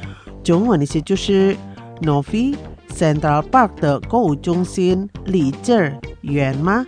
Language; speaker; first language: Chinese; non-native, fluent; Indonesian